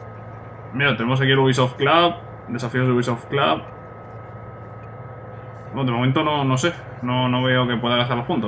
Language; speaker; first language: Spanish; native; Spanish